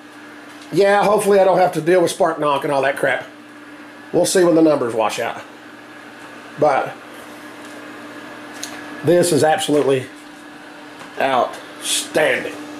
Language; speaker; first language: English; native; English